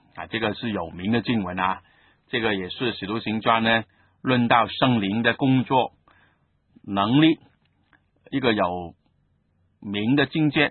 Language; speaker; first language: Chinese; non-native, local second language; Cantonese